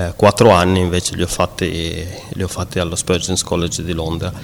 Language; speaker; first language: Italian; native; Italian